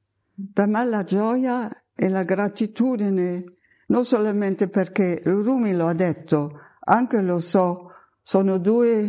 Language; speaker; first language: Italian; non-native, fluent; German